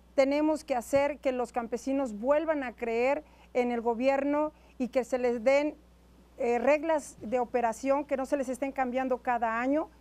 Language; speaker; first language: Spanish; native; Spanish